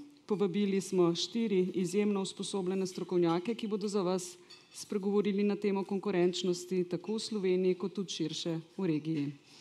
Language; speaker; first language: Slovenian; native; Slovenian